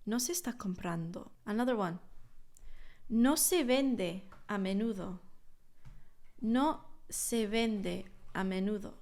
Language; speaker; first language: Spanish; non-native, fluent; English